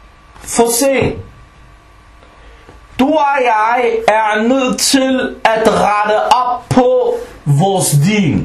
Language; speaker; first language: Danish; early bilingual, other home language; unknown